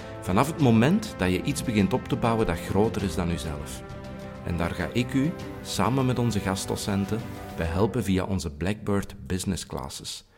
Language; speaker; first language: Dutch; native; Dutch